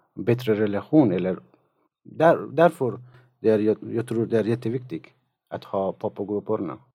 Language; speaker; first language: Swedish; non-native, fluent; Persian